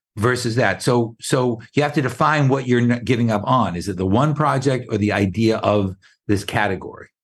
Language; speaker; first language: English; native; English